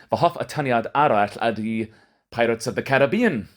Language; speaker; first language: Welsh; non-native, learner; English